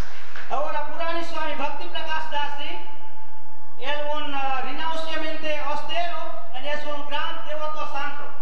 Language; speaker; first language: Spanish; non-native, learner; Gujarati